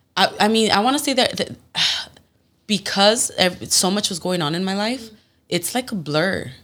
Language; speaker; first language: English; early bilingual, other home language; Spanish